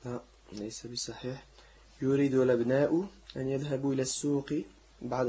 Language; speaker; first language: Arabic; non-native, learner; French